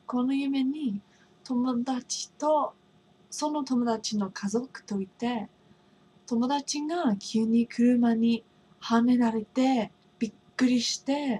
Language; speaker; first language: Japanese; non-native, fluent; English